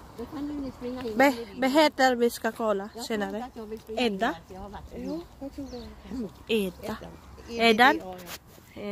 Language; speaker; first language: Swedish; non-native, learner; Filipino